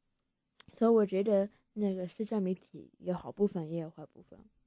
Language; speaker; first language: Chinese; early bilingual, heritage; Chinese